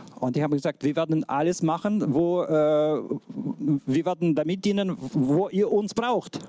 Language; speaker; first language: German; non-native, fluent; Russian